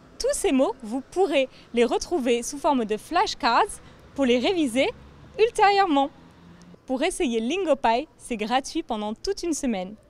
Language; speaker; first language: French; native; French